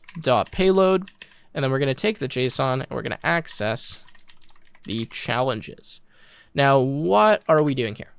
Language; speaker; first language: English; native; English